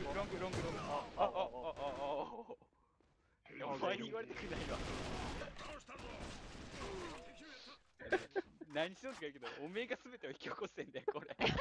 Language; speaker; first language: Japanese; native; Japanese